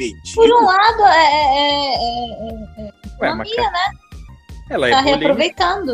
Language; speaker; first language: Portuguese; native; Portuguese